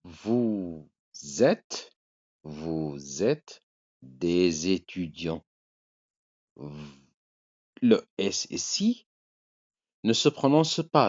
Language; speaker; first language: French; non-native, fluent; Arabic